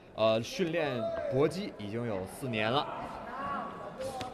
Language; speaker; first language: Chinese; native; Chinese